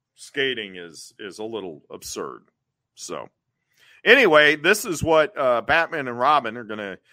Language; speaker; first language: English; native; English